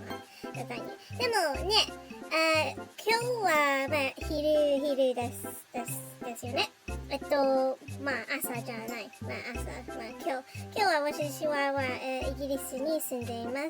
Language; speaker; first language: Japanese; non-native, learner; English